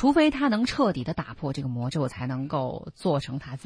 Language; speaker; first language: Chinese; native; Chinese